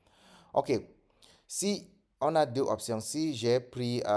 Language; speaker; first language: French; non-native, fluent; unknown